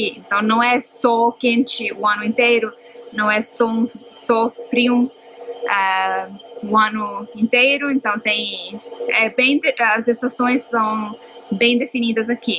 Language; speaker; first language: Portuguese; non-native, fluent; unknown